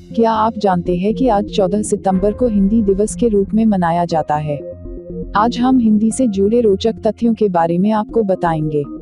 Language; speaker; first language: Hindi; native; Hindi